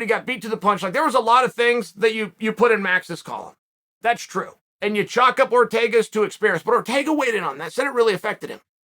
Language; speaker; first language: English; native; English